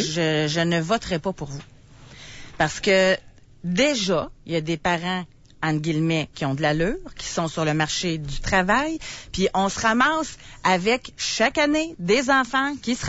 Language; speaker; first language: French; native; French